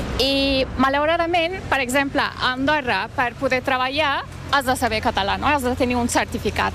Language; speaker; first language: Catalan; non-native, fluent; Turkish